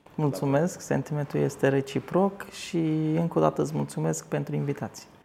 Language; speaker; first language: Romanian; early bilingual, other home language; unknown